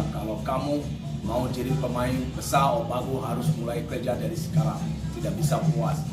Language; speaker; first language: Indonesian; non-native, fluent; English